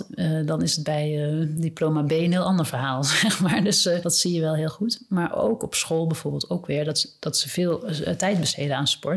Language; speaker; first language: Dutch; native; Dutch